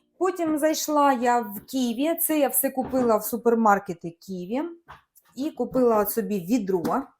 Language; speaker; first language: Ukrainian; non-native, local second language; Russian